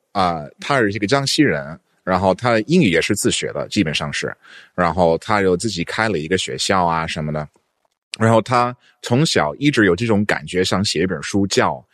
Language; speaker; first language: Chinese; non-native, fluent; English